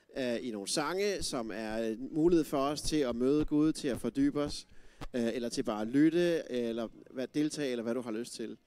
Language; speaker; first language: Danish; native; Danish